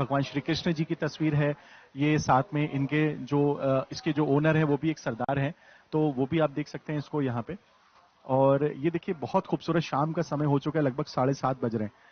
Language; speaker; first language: Hindi; native; Hindi